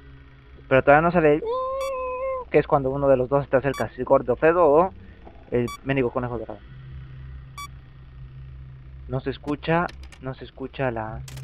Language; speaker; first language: Spanish; native; Spanish